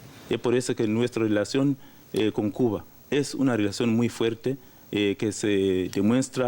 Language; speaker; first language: Spanish; non-native, learner; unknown